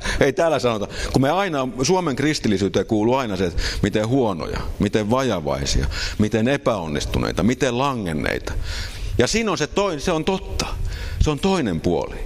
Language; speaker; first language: Finnish; native; Finnish